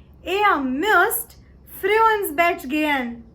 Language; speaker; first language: German; non-native, learner; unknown